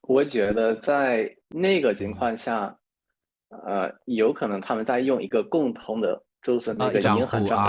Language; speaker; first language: Chinese; non-native, fluent; Spanish